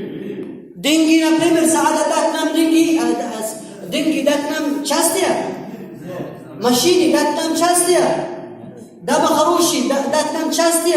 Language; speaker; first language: Russian; non-native, learner; Arabic